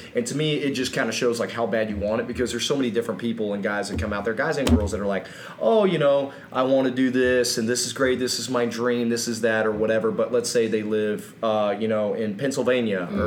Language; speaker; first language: English; native; English